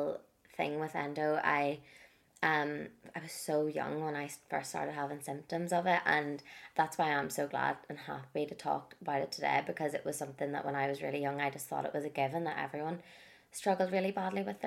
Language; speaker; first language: English; native; English